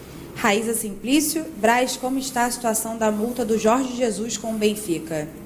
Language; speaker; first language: Portuguese; native; Portuguese